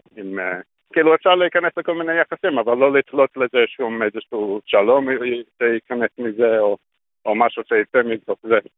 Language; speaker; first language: Hebrew; non-native, fluent; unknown